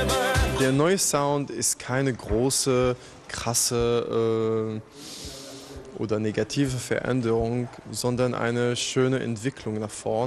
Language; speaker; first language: German; non-native, fluent; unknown